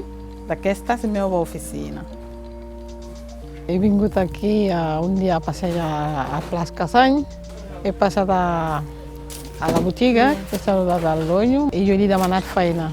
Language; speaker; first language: Catalan; non-native, local second language; Fula